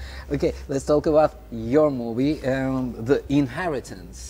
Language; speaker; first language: English; non-native, fluent; Turkish